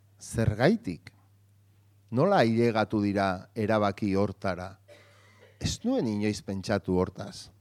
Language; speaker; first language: Basque; non-native, local second language; Spanish